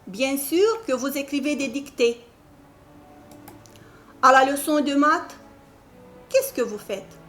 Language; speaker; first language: French; non-native, fluent; Romanian